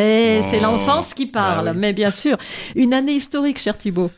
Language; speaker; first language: French; native; French